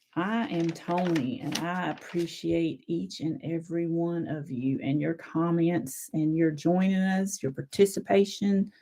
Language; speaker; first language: English; native; English